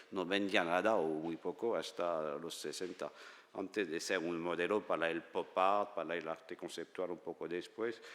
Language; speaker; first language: Spanish; non-native, fluent; French